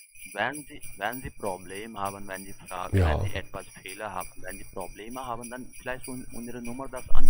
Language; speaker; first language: German; non-native, learner; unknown